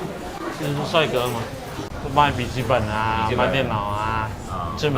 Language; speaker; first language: Chinese; native; Chinese